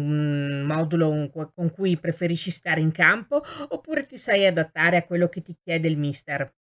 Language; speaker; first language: Italian; native; Italian